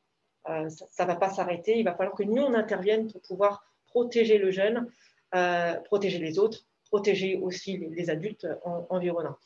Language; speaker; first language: French; native; French